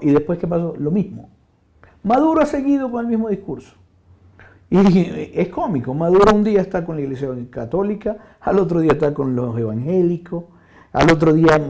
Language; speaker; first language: Spanish; native; Spanish